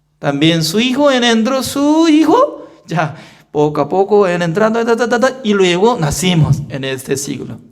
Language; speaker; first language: Spanish; non-native, fluent; Korean